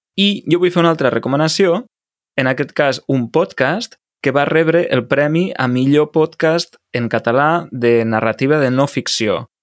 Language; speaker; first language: Catalan; native; Catalan